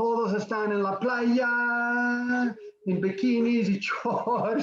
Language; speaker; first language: Spanish; non-native, fluent; English